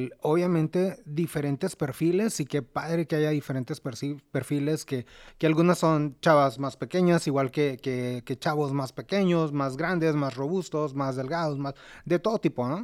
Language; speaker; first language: Spanish; native; Spanish